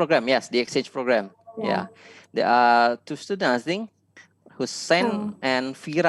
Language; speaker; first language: English; non-native, local second language; Indonesian